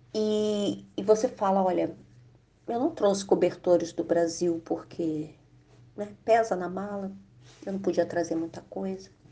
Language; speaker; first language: Portuguese; native; Portuguese